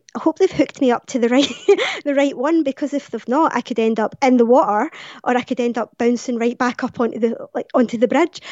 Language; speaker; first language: English; native; English